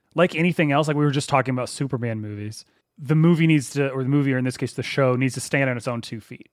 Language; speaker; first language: English; native; English